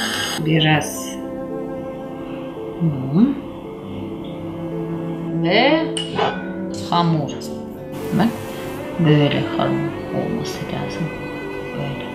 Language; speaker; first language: Turkish; non-native, learner; Russian